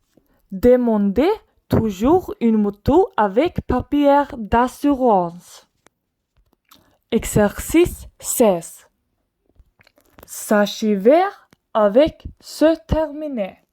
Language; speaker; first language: French; non-native, learner; Swedish